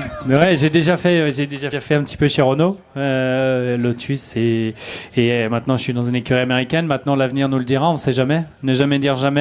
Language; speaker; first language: French; native; French